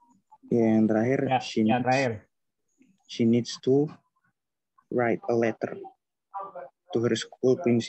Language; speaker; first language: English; non-native, learner; Indonesian